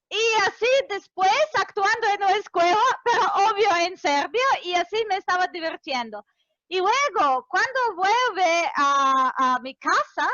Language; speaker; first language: Spanish; non-native, fluent; Serbian